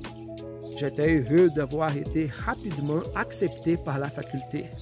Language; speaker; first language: French; non-native, fluent; Portuguese